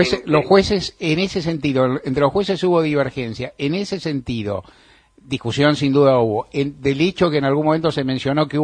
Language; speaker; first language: Spanish; native; Spanish